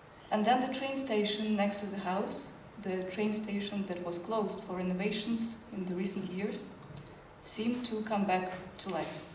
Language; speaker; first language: English; non-native, fluent; Ukrainian